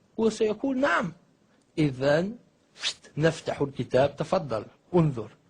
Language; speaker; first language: Egyptian Arabic; non-native, fluent; German